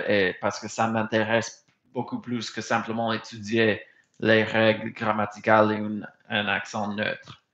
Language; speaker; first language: French; non-native, fluent; English